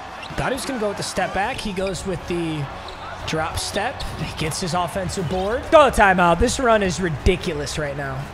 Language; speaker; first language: English; native; English